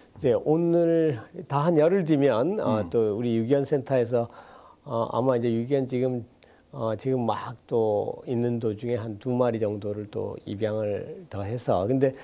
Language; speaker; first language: Korean; native; Korean